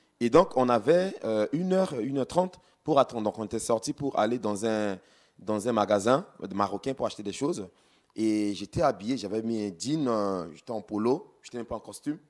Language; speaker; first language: French; non-native, local second language; Sango